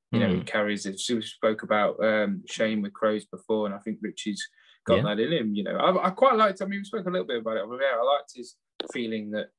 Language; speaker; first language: English; native; English